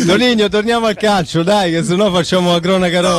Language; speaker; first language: Italian; native; Italian